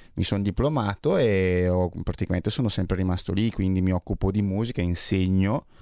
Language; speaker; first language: Italian; native; Italian